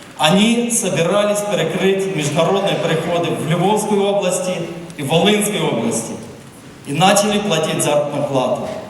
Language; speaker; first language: Russian; non-native, local second language; Ukrainian